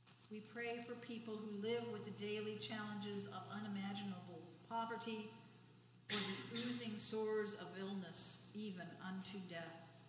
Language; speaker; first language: English; native; English